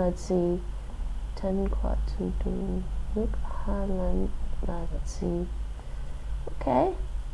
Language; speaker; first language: Vietnamese; non-native, learner; English